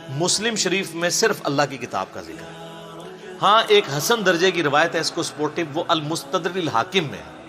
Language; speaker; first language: Urdu; non-native, local second language; Punjabi